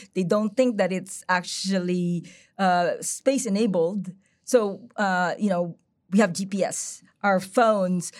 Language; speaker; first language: English; non-native, local second language; Filipino